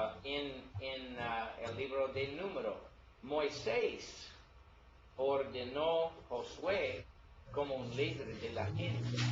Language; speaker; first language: Spanish; non-native, learner; English